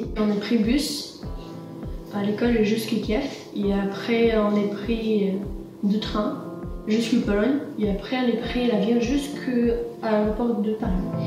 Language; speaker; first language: French; non-native, learner; Ukrainian